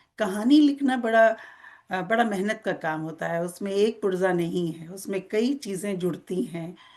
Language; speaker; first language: Hindi; native; Hindi